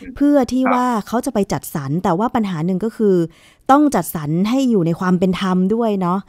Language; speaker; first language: Thai; native; Thai